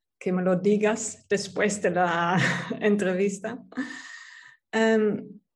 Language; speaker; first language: Spanish; non-native, fluent; Dutch